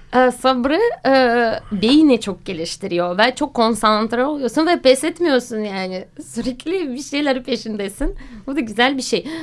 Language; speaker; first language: Turkish; non-native, fluent; Russian